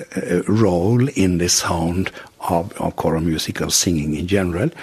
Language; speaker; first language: English; non-native, fluent; Norwegian